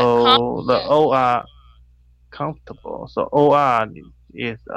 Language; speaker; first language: English; non-native, learner; Chinese